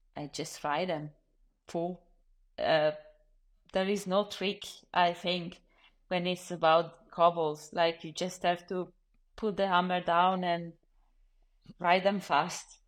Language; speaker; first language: English; non-native, fluent; Italian